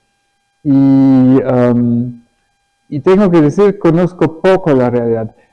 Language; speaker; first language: Spanish; early bilingual, other home language; German